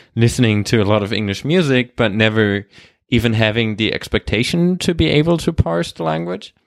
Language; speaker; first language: English; non-native, fluent; German